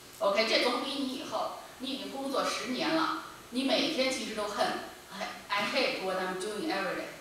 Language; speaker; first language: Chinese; native; Chinese